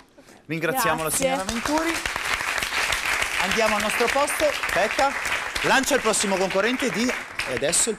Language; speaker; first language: Italian; native; Italian